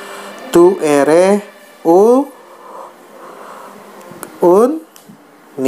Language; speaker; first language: Spanish; non-native, learner; Indonesian